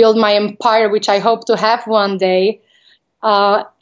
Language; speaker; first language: English; non-native, fluent; Slovak